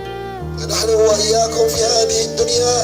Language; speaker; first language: Arabic; native; Arabic